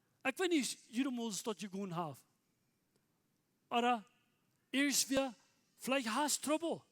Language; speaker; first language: German; non-native, learner; Plautdietsch